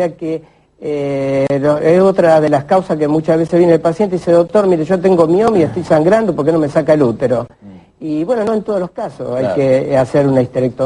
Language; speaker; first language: Spanish; native; Spanish